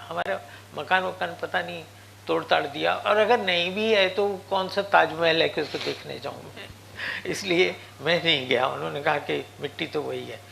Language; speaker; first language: Hindi; non-native, local second language; Punjabi